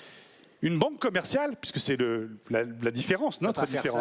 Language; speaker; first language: French; native; French